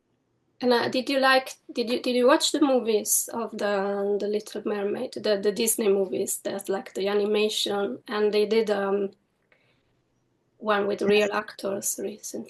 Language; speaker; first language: English; non-native, fluent; Italian